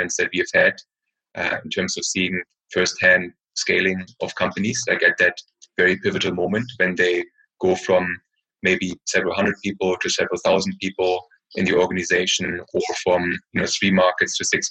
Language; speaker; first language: English; non-native, fluent; German